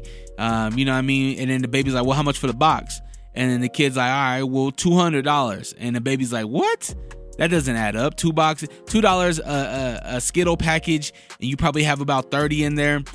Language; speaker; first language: English; native; English